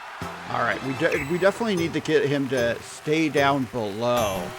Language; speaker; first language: English; native; English